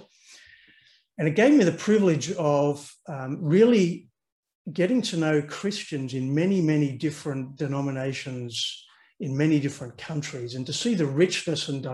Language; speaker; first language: English; native; English